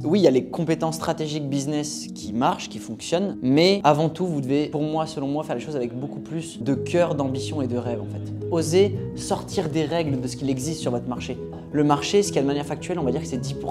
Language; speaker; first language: French; native; French